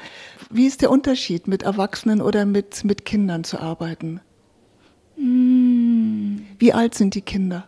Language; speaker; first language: German; native; German